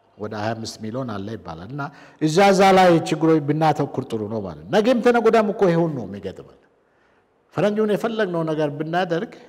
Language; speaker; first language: Amharic; non-native, local second language; Oromo